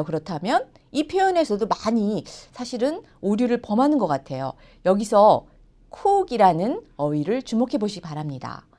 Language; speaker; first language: Korean; native; Korean